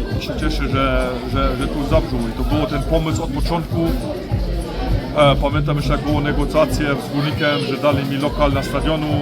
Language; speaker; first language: Polish; early bilingual, heritage; Polish